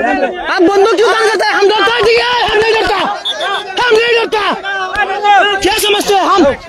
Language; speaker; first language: Hindi; non-native, learner; Bangla